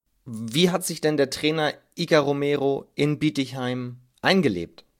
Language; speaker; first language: German; native; German